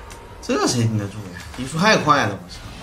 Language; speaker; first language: Chinese; native; Chinese